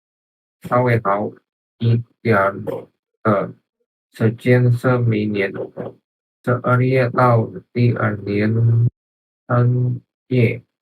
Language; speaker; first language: Chinese; non-native, learner; Indonesian